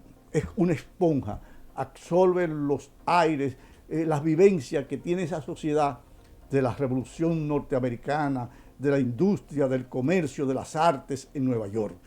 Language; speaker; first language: Spanish; native; Spanish